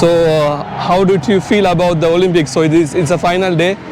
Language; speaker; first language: English; non-native, local second language; Tamil